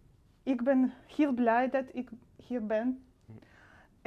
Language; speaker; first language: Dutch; non-native, learner; Russian